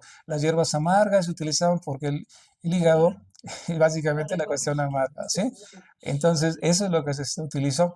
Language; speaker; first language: Spanish; native; Spanish